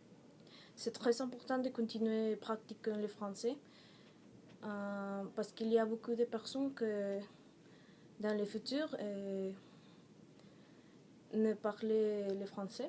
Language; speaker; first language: French; non-native, learner; Spanish